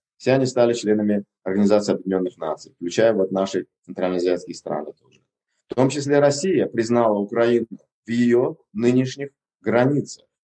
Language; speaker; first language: Russian; non-native, local second language; Uzbek